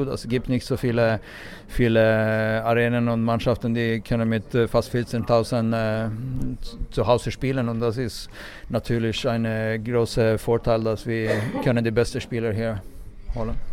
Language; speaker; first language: German; non-native, fluent; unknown